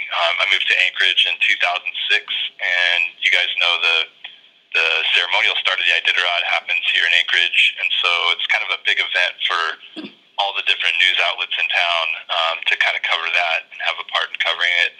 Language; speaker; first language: English; native; English